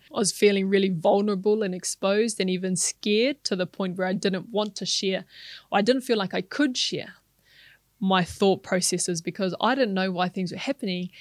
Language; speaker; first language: English; non-native, local second language; Māori